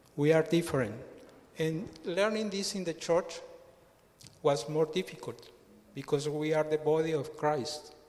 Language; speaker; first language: English; non-native, fluent; Spanish